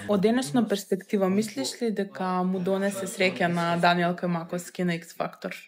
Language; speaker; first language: Macedonian; native; Macedonian